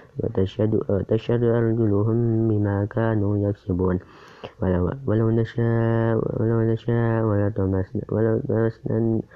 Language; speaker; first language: Arabic; non-native, learner; Indonesian